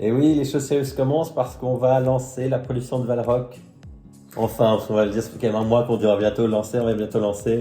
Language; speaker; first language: French; native; French